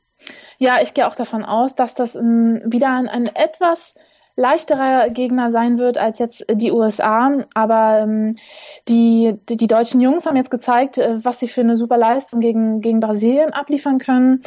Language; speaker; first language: German; native; German